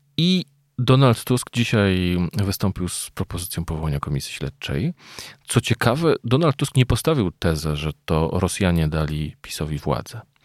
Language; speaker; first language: Polish; native; Polish